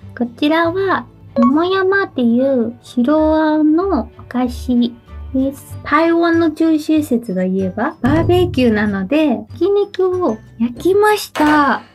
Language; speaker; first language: Japanese; non-native, fluent; Chinese